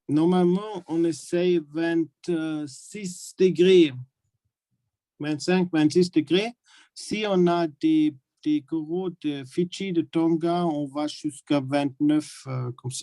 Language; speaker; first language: French; non-native, learner; German